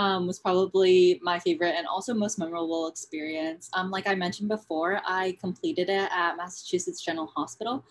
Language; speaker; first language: English; native; English